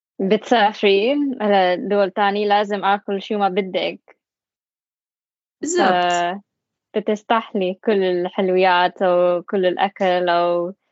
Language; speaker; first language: Arabic; non-native, learner; English